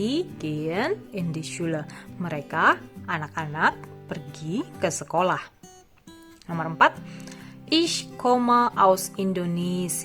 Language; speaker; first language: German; non-native, fluent; Indonesian